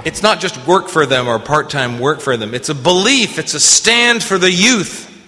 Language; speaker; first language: English; native; English